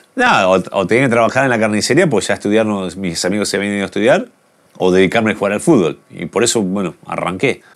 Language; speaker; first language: Spanish; native; Spanish